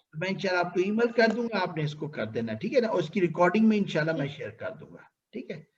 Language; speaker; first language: Urdu; native; Urdu